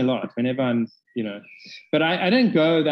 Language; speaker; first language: English; native; English